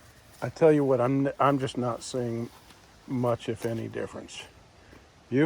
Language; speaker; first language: English; native; English